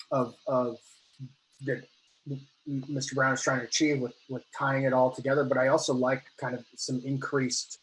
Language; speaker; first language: English; native; English